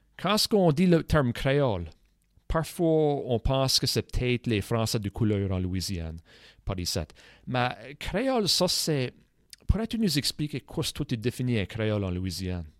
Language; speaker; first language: French; non-native, local second language; English